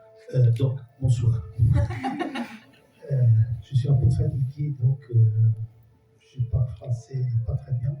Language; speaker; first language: French; non-native, fluent; Italian